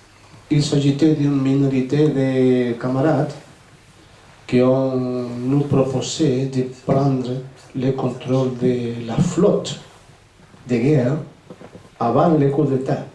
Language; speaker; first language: French; non-native, fluent; Spanish